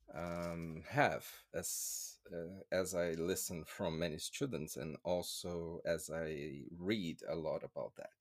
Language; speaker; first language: English; non-native, fluent; Portuguese